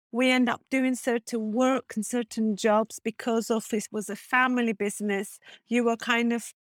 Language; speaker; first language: English; non-native, fluent; Turkish